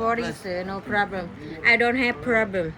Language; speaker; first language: English; non-native, learner; Thai